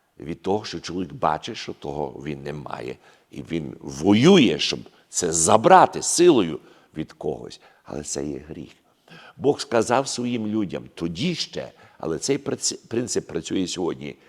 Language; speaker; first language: Ukrainian; early bilingual, heritage; Ukrainian